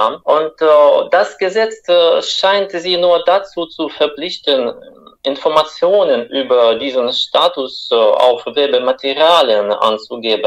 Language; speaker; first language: German; non-native, fluent; Russian